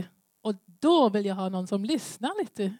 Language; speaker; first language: Swedish; non-native, learner; English